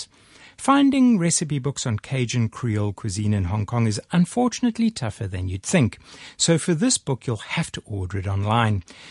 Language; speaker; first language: English; native; English